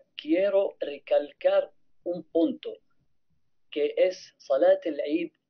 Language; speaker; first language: Spanish; non-native, fluent; Arabic